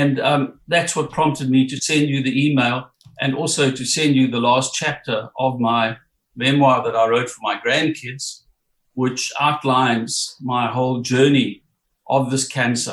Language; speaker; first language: English; native; English